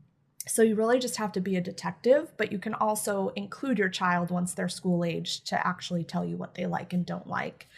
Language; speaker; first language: English; native; English